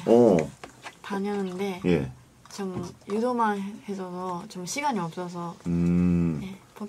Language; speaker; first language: Korean; non-native, learner; Japanese